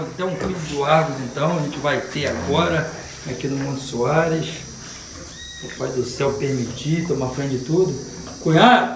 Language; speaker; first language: Portuguese; native; Portuguese